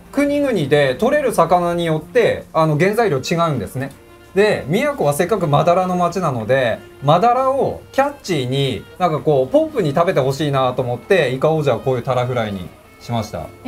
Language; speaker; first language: Japanese; native; Japanese